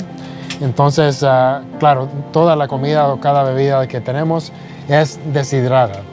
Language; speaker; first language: Spanish; early bilingual, heritage; Spanish